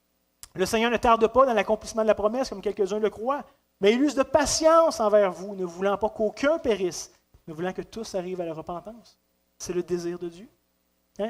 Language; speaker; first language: French; native; French